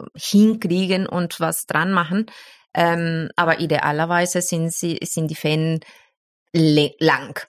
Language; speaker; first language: German; non-native, fluent; Spanish